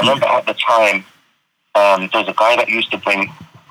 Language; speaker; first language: English; native; English